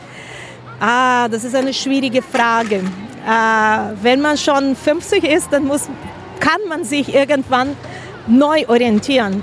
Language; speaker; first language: German; non-native, fluent; Spanish